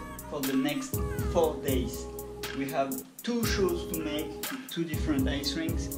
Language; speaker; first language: English; non-native, fluent; French